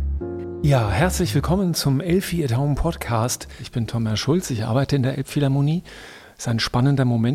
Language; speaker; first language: German; native; German